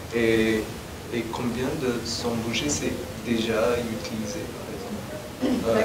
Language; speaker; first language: French; non-native, learner; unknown